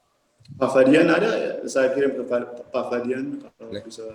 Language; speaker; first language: Indonesian; early bilingual, heritage; English